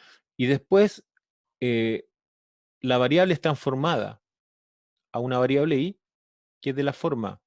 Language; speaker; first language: Spanish; native; Spanish